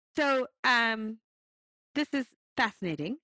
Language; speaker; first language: English; native; English